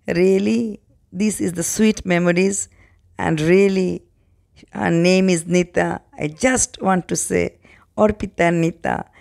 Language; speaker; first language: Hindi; non-native, local second language; Bangla